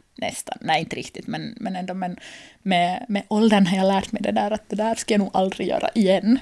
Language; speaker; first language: Swedish; native; Swedish